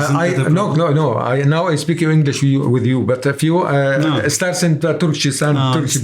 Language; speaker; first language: English; non-native, learner; Arabic